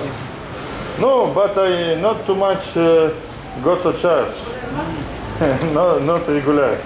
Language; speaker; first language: English; non-native, learner; Russian